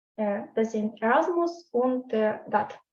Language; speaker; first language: German; non-native, learner; Ukrainian